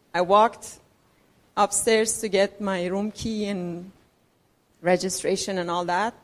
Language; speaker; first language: English; non-native, fluent; Persian